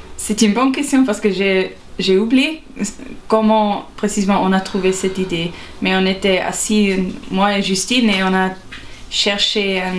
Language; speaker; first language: French; non-native, local second language; German